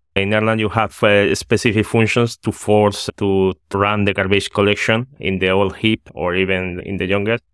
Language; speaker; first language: English; non-native, fluent; Spanish